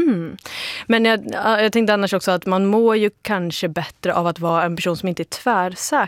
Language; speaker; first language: Swedish; native; Swedish